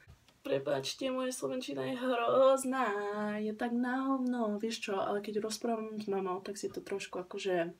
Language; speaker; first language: Slovak; early bilingual, heritage; Slovak